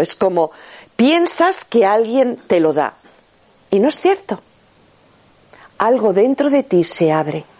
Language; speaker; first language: Spanish; native; Spanish